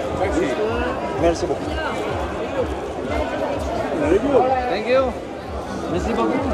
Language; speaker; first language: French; non-native, learner; Indonesian